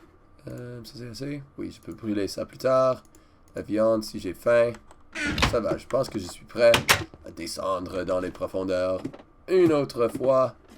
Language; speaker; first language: French; non-native, learner; English